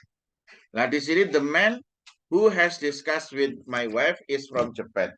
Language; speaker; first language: English; non-native, fluent; Indonesian